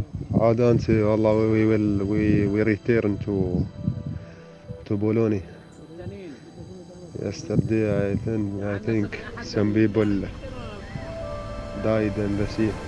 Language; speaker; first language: English; non-native, learner; Arabic